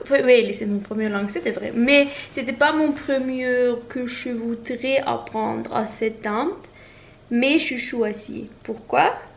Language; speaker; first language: French; non-native, learner; Norwegian